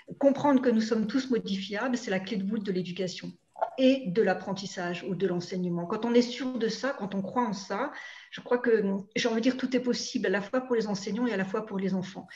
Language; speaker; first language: French; native; French